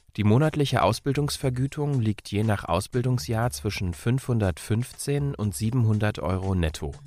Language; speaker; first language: German; native; German